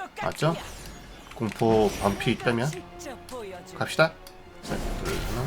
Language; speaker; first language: Korean; native; Korean